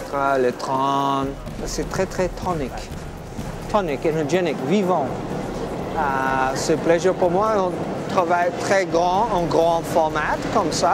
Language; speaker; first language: French; non-native, learner; English